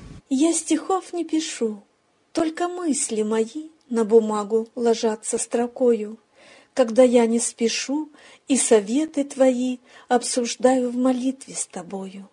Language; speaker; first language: Russian; native; Russian